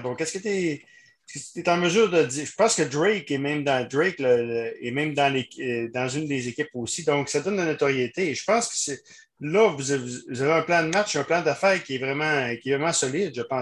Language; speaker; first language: French; native; French